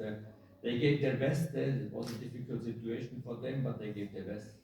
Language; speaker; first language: English; non-native, fluent; German